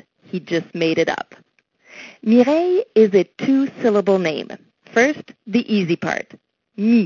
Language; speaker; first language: English; non-native, local second language; French